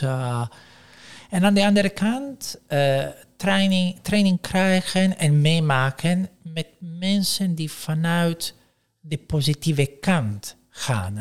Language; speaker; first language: Dutch; non-native, fluent; Italian